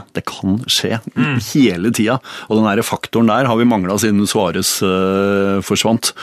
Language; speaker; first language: Norwegian; native; Norwegian